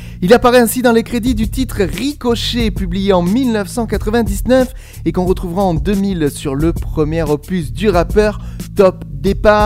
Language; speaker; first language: French; native; French